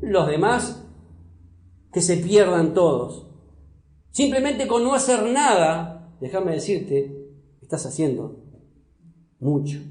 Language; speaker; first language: Spanish; native; Spanish